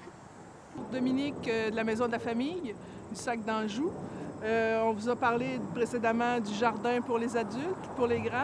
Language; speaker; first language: French; native; French